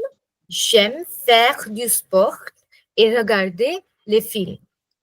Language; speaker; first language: French; non-native, fluent; English